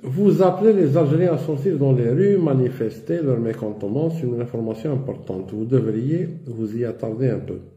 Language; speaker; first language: French; non-native, local second language; Arabic